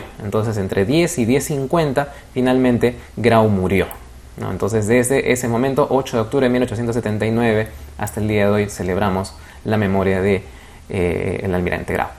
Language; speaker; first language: Spanish; native; Spanish